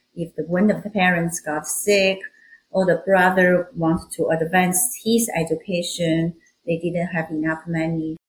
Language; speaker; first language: English; non-native, fluent; Chinese